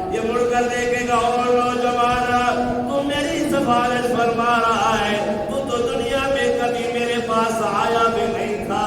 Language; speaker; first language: Urdu; native; Urdu